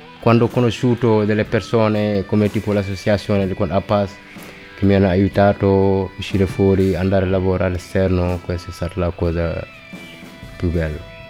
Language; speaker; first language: Italian; non-native, learner; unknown